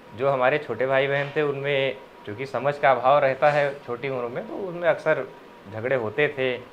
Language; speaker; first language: Hindi; native; Hindi